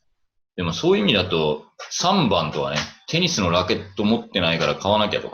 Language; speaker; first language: Japanese; native; Japanese